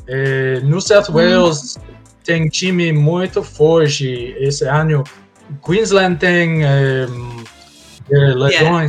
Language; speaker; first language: Portuguese; non-native, learner; English